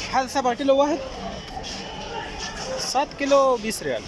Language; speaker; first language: Arabic; non-native, learner; Urdu